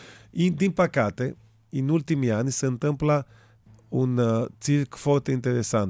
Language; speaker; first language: Romanian; non-native, fluent; Greek